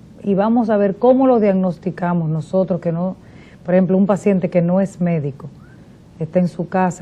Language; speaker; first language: Spanish; native; Spanish